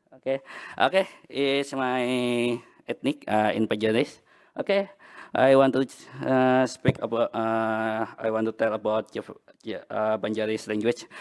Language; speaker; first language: English; non-native, learner; Banjar